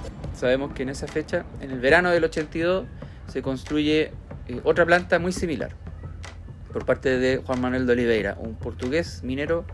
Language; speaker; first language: Spanish; native; Spanish